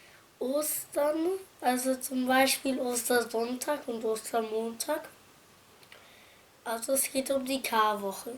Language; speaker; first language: German; non-native, fluent; Arabic